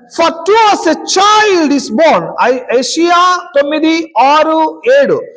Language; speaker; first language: English; non-native, local second language; Telugu